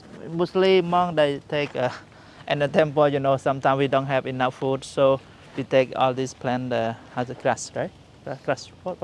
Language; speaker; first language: English; non-native, learner; Khmer